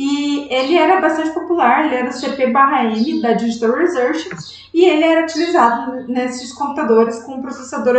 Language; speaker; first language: Portuguese; native; Portuguese